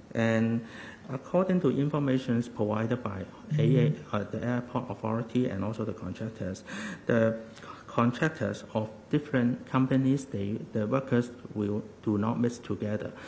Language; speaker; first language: English; non-native, local second language; Cantonese